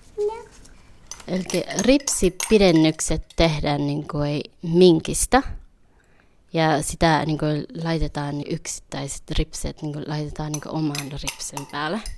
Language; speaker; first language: Finnish; early bilingual, other home language; Vietnamese